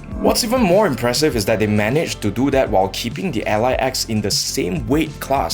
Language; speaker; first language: English; native; English